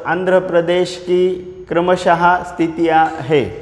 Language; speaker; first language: Hindi; non-native, local second language; Marathi